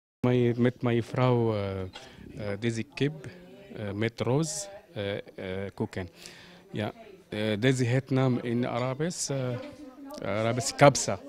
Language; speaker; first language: Dutch; non-native, learner; Arabic